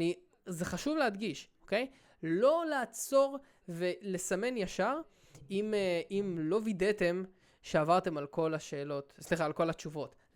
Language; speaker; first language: Hebrew; native; Hebrew